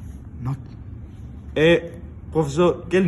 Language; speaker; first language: French; non-native, learner; Spanish